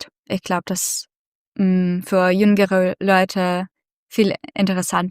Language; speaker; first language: German; non-native, fluent; Russian